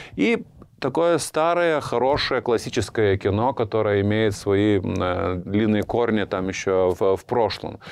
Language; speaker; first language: Russian; non-native, fluent; Lithuanian